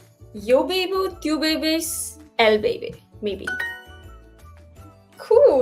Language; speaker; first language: Spanish; non-native, learner; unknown